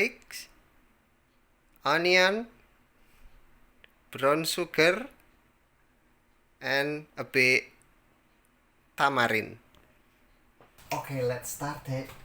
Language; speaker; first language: English; non-native, learner; Indonesian